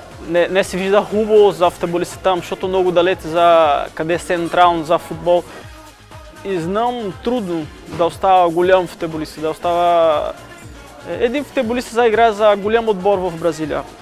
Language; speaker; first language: Bulgarian; non-native, learner; Portuguese